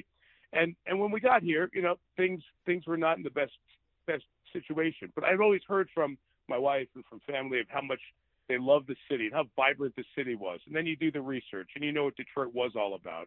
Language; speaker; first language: English; native; English